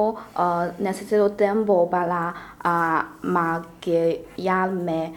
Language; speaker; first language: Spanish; non-native, learner; Chinese